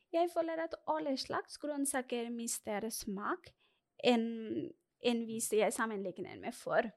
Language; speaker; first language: Norwegian; non-native, fluent; Bangla